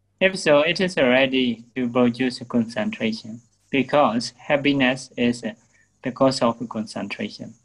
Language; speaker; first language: English; non-native, learner; Burmese